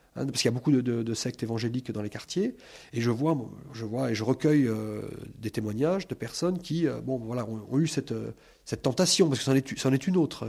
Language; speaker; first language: French; native; French